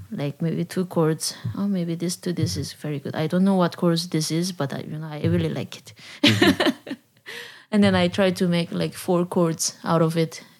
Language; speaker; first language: English; non-native, learner; Korean